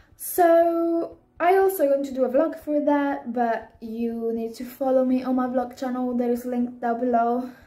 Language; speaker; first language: English; non-native, fluent; Italian